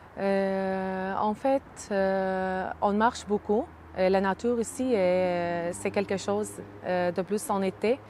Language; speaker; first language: French; non-native, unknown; Arabic